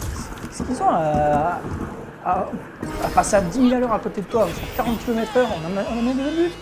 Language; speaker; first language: French; native; French